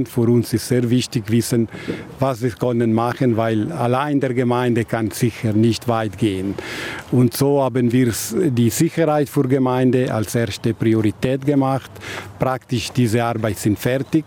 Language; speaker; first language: German; non-native, local second language; Italian